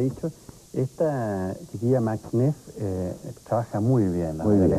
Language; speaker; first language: Spanish; native; Spanish